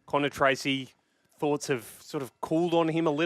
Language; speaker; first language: English; native; English